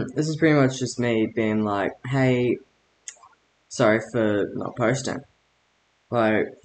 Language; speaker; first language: English; native; English